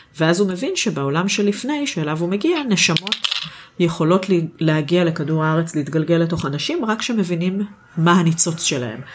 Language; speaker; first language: Hebrew; native; Hebrew